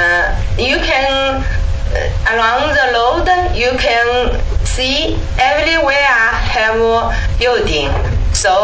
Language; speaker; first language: English; non-native, learner; Chinese